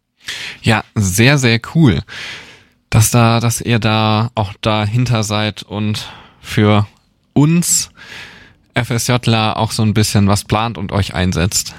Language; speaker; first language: German; native; German